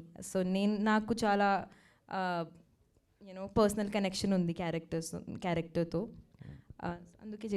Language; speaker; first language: Telugu; non-native, fluent; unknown